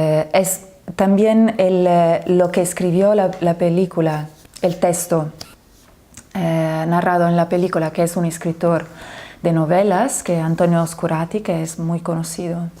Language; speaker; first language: Spanish; non-native, fluent; Italian